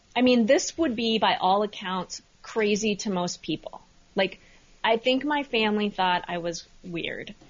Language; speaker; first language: English; native; English